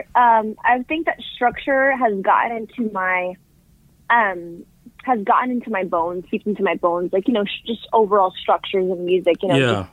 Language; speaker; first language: English; native; English